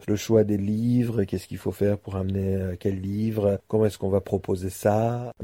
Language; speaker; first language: French; non-native, fluent; Persian